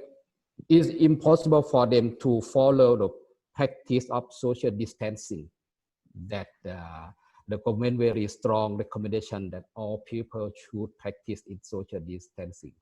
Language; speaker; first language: English; non-native, fluent; Thai